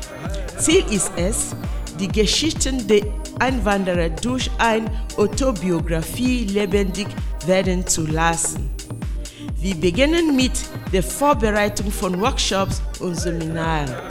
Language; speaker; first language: German; non-native, fluent; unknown